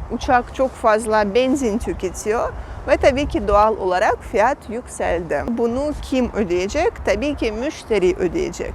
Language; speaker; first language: Turkish; non-native, fluent; Russian